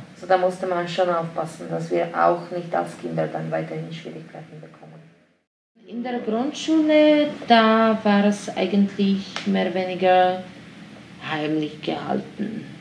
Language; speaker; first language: German; non-native, fluent; Slovak